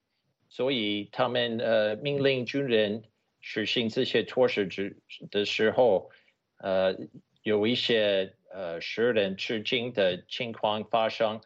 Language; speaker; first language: Chinese; non-native, fluent; English